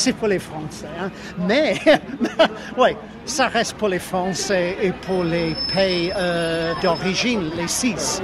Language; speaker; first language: French; non-native, fluent; English